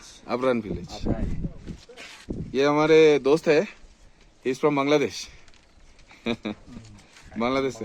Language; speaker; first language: Hindi; non-native, local second language; Bangla